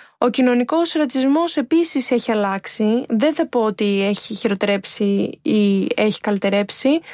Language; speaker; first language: Greek; early bilingual, other home language; Albanian